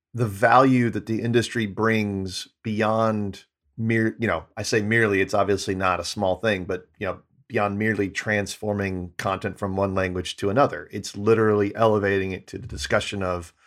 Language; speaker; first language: English; native; English